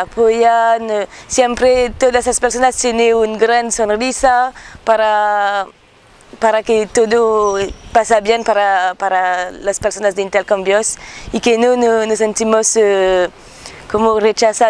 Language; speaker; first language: Spanish; non-native, learner; French